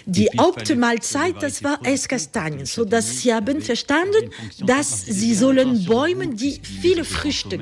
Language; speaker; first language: German; non-native, learner; French